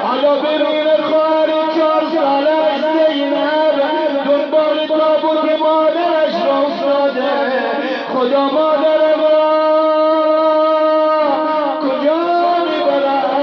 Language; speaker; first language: Persian; native; Persian